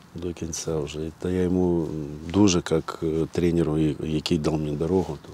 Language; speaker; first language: Ukrainian; non-native, learner; Russian